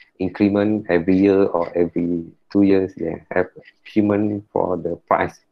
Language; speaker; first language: English; non-native, local second language; Malay